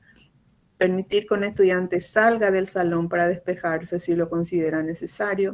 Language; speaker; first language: Spanish; native; Spanish